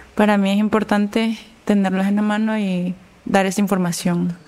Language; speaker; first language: Spanish; native; Spanish